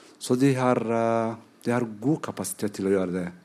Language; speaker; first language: Norwegian; non-native, fluent; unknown